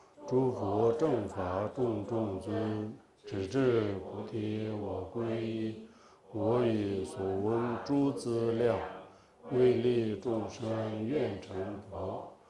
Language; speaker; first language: Chinese; non-native, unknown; Tibetan